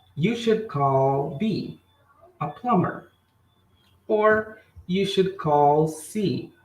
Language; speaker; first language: English; non-native, fluent; Portuguese